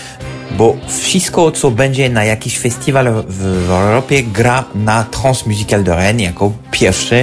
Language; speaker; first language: Polish; non-native, fluent; French